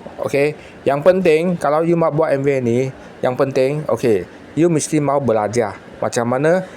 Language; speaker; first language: Malay; non-native, local second language; Chinese